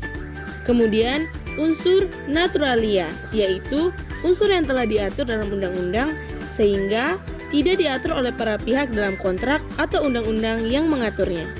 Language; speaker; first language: Indonesian; native; Indonesian